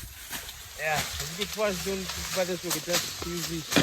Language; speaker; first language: English; non-native, local second language; Fijian